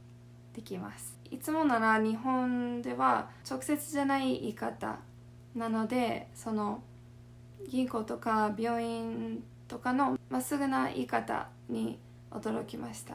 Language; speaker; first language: Japanese; non-native, fluent; English